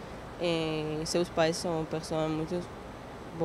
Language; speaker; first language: Portuguese; non-native, learner; Italian